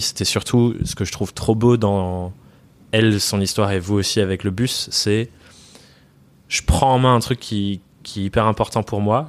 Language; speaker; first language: French; native; French